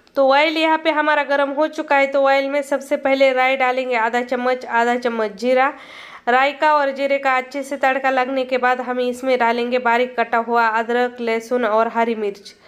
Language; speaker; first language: Hindi; non-native, local second language; Marathi